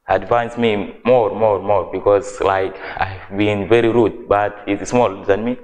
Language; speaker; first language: English; non-native, learner; Arabic